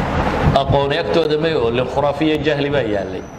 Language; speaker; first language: Somali; native; Somali